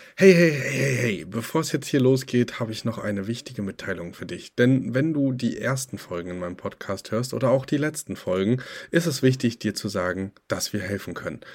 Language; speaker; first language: German; native; German